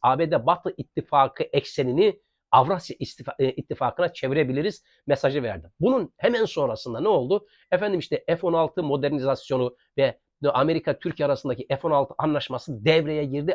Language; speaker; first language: Turkish; native; Turkish